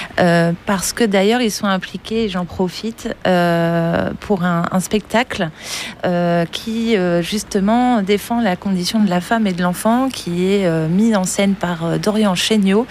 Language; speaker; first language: French; native; French